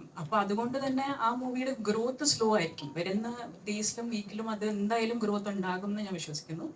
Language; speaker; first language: Malayalam; native; Malayalam